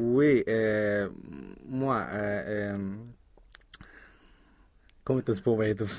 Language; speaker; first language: French; non-native, learner; Spanish